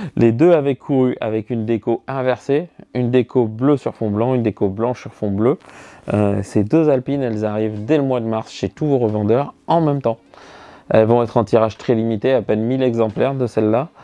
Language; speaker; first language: French; native; French